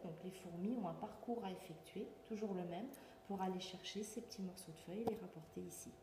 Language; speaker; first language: French; native; French